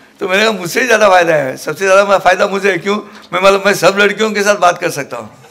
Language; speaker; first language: Hindi; non-native, local second language; Marathi